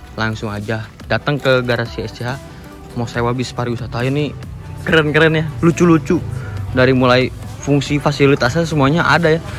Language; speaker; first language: Indonesian; native; Indonesian